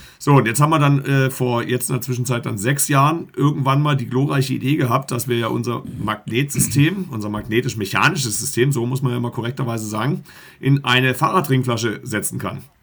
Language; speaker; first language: German; native; German